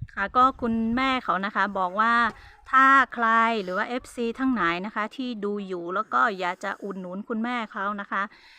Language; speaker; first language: Thai; non-native, local second language; Hmong